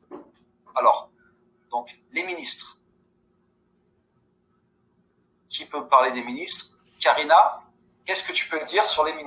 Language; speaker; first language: French; native; French